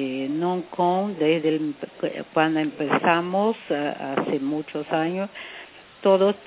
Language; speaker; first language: Spanish; non-native, fluent; Portuguese